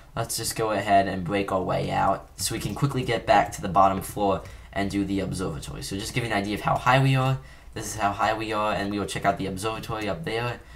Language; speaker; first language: English; native; English